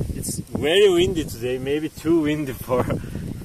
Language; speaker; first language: English; non-native, learner; Turkish